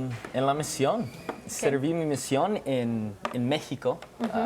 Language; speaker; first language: Spanish; non-native, fluent; English